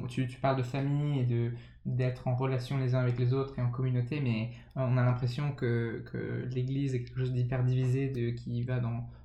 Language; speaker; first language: French; early bilingual, other home language; English